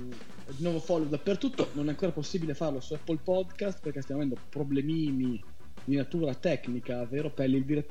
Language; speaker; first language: Italian; native; Italian